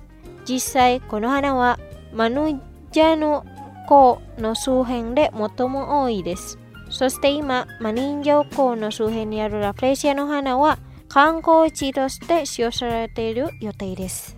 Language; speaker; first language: Japanese; non-native, fluent; Indonesian